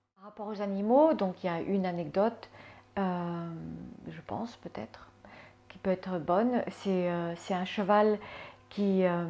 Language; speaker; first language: French; early bilingual, other home language; English